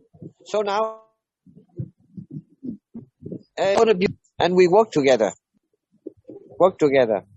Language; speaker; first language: English; non-native, learner; Vietnamese